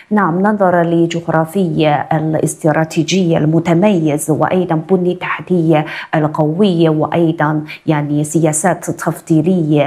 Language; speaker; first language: Arabic; non-native, fluent; Chinese